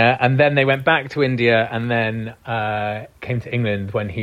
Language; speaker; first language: English; non-native, local second language; Punjabi